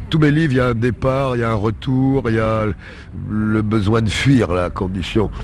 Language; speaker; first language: French; native; French